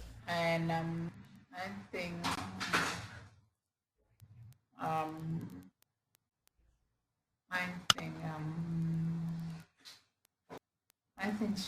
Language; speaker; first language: English; non-native, learner; Vietnamese